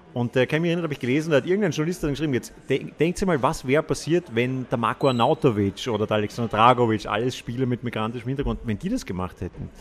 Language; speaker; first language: German; native; German